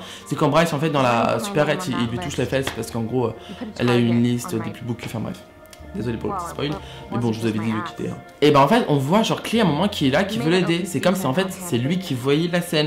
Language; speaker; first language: French; native; French